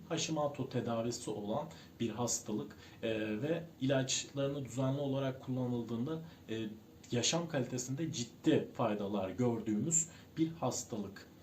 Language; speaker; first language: Turkish; native; Turkish